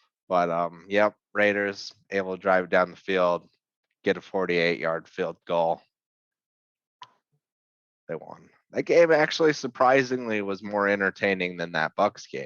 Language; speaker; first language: English; native; English